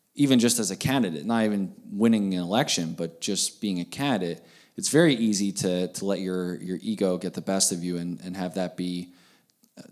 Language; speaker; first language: English; native; English